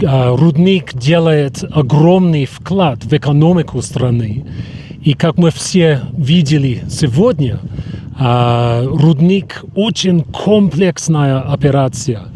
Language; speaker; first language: Russian; non-native, fluent; English